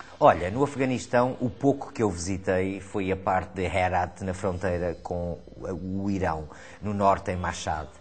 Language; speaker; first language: Portuguese; native; Portuguese